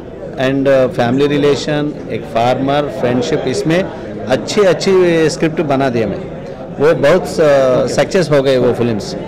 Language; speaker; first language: Hindi; non-native, local second language; Telugu